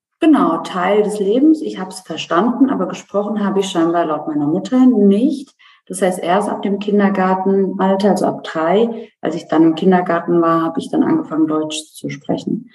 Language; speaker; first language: German; early bilingual, other home language; Turkish